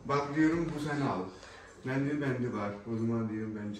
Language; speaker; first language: Turkish; non-native, learner; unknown